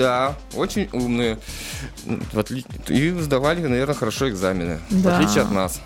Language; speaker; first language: Russian; native; Russian